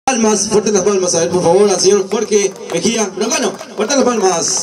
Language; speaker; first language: Spanish; native; Spanish